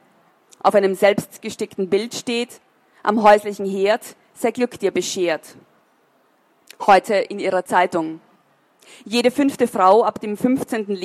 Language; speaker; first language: German; native; German